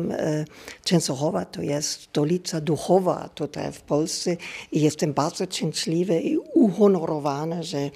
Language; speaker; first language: Polish; non-native, fluent; German